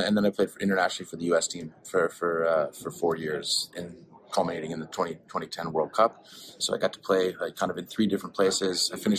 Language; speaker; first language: English; native; English